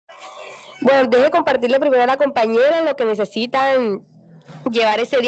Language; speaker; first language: Spanish; native; Spanish